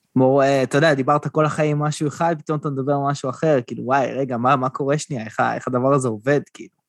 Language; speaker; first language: Hebrew; native; Hebrew